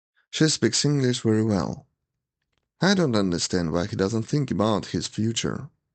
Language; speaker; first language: English; non-native, fluent; Ukrainian